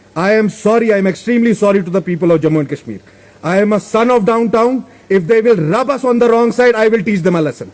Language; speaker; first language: English; non-native, local second language; Kashmiri